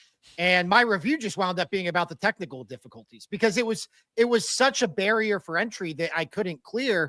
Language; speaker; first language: English; native; English